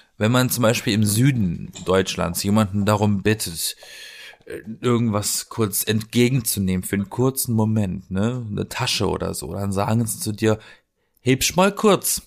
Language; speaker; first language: German; native; German